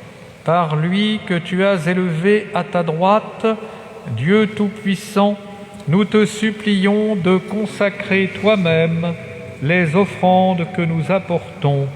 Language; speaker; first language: French; native; French